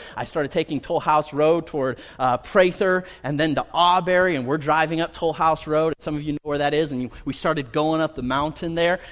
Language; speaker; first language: English; native; English